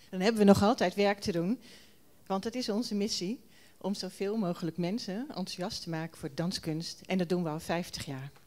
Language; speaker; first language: Dutch; native; Dutch